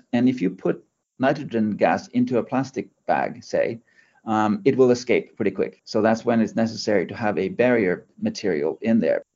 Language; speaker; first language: English; non-native, fluent; Norwegian